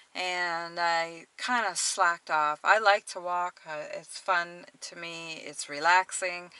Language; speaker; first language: English; native; English